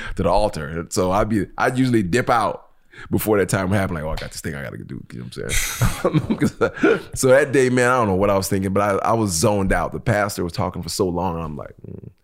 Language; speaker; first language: English; native; English